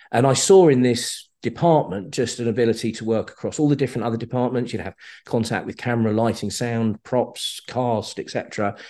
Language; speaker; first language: English; native; English